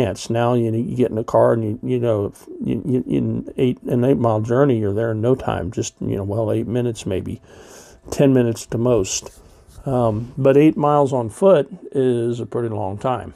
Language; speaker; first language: English; native; English